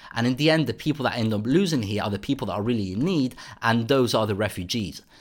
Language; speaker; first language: English; native; English